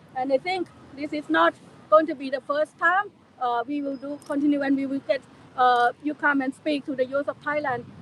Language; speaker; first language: English; non-native, fluent; Thai